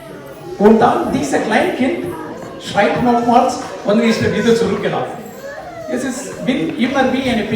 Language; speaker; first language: German; non-native, learner; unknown